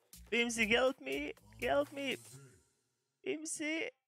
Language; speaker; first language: English; non-native, learner; Lithuanian